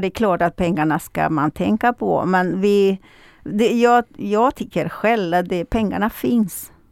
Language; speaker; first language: Swedish; non-native, fluent; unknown